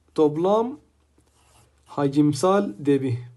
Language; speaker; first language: Turkish; non-native, fluent; Arabic